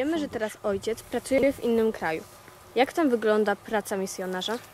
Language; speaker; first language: Polish; native; Polish